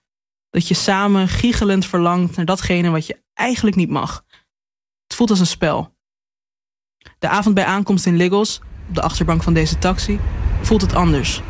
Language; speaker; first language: Dutch; native; Dutch